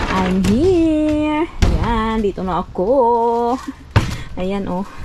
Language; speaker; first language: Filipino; non-native, local second language; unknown